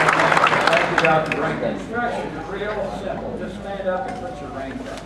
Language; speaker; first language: English; native; English